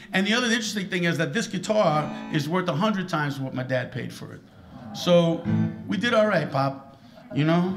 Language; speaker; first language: English; native; English